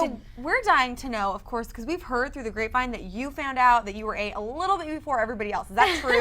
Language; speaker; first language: English; native; English